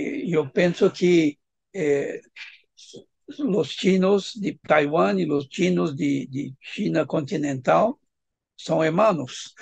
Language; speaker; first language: Spanish; non-native, fluent; Portuguese